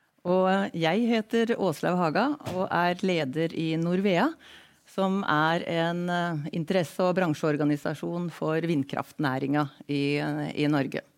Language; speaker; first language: Norwegian; native; Norwegian